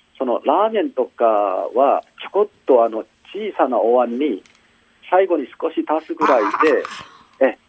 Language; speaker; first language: Japanese; non-native, fluent; Korean